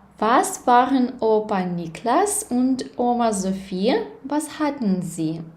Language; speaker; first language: German; non-native, fluent; Ukrainian